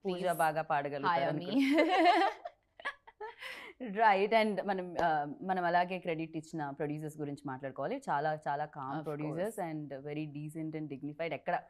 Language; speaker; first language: Telugu; native; Telugu